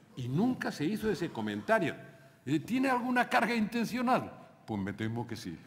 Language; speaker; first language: Spanish; native; Spanish